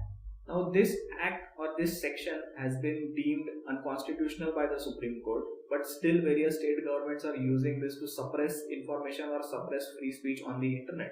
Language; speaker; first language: English; non-native, local second language; Hindi